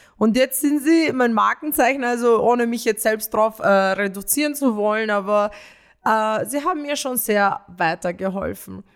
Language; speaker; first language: German; early bilingual, other home language; Romanian